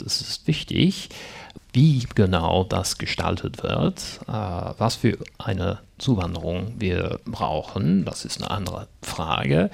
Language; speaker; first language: German; non-native, fluent; English